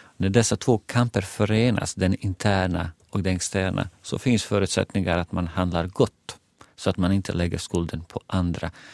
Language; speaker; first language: Swedish; non-native, fluent; Bosnian